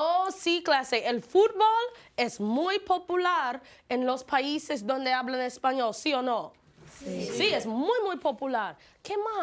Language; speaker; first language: Spanish; non-native, fluent; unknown